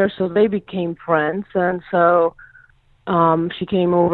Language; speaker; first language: English; non-native, fluent; German